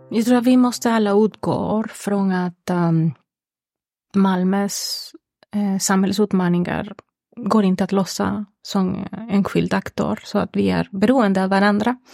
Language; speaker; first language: Swedish; non-native, fluent; Spanish